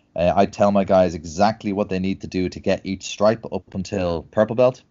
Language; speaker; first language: English; native; English